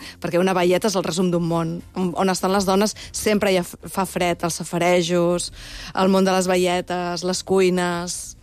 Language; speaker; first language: Catalan; native; Catalan